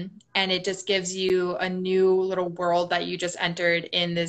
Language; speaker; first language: English; native; English